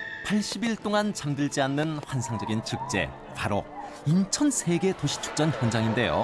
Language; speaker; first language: Korean; native; Korean